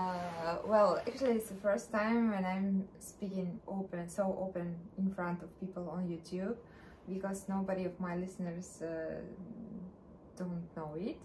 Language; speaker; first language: English; non-native, learner; Russian